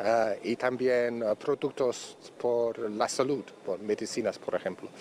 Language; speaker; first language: Spanish; non-native, fluent; English